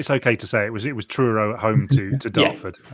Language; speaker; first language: English; native; English